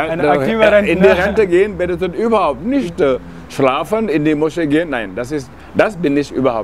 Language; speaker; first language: German; non-native, fluent; Wolof